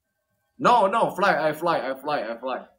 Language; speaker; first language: English; non-native, learner; Chinese